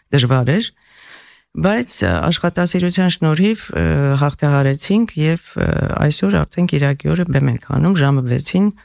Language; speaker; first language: Armenian; native; Armenian